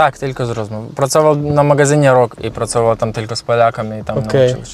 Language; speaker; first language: Polish; non-native, learner; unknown